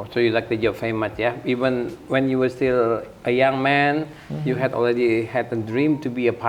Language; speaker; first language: English; non-native, fluent; Indonesian